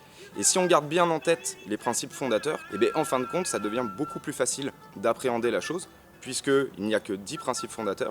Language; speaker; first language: French; native; French